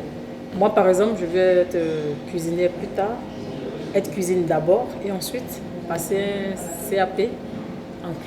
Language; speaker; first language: French; native; French